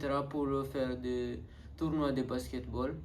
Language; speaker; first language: French; non-native, learner; Malagasy